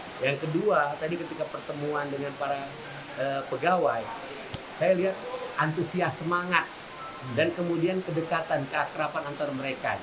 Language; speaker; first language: Indonesian; native; Indonesian